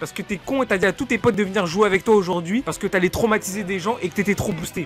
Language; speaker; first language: French; native; French